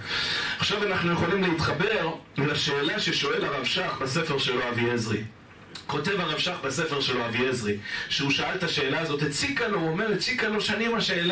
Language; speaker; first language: Hebrew; native; Hebrew